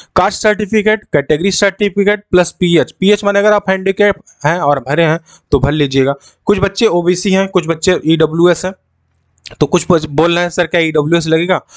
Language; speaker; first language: Hindi; native; Hindi